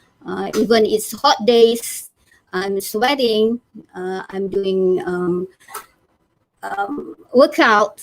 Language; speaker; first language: English; non-native, learner; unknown